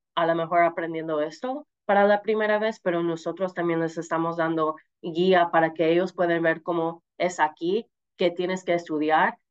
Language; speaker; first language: Spanish; early bilingual, heritage; Spanish